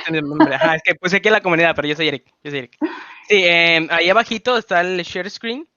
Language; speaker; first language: Spanish; native; Spanish